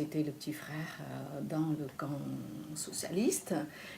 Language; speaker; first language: French; non-native, fluent; Vietnamese